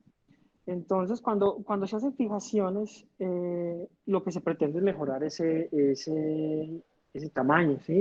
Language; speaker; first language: Spanish; native; Spanish